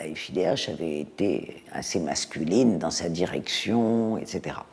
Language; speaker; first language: French; native; French